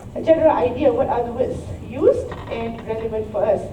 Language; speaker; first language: English; non-native, local second language; Malay